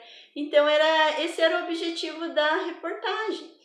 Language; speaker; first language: Portuguese; native; Portuguese